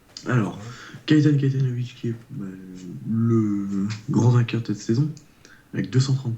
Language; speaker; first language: French; native; French